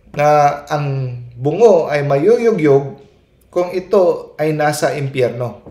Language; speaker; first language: Filipino; non-native, local second language; Cebuano